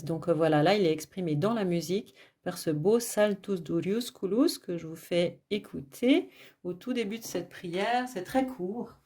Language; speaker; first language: French; native; French